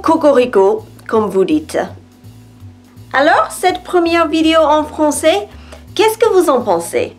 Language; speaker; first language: French; non-native, fluent; English